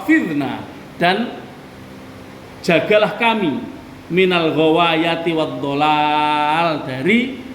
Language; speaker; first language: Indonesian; non-native, local second language; Javanese